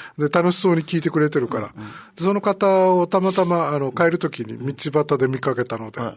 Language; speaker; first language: Japanese; native; Japanese